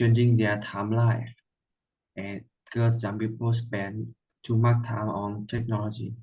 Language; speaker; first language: English; non-native, learner; Vietnamese